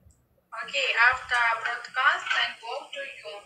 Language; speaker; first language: English; non-native, learner; Russian